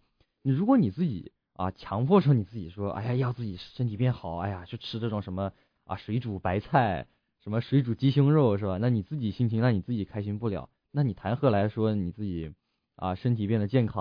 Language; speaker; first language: Chinese; native; Chinese